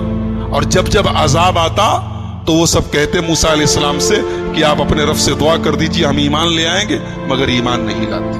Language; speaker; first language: Urdu; native; Urdu